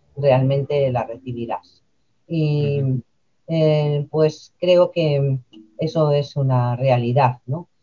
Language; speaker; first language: Spanish; native; Spanish